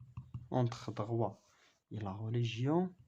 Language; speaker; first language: French; non-native, local second language; Arabic